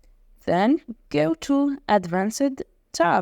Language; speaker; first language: English; non-native, fluent; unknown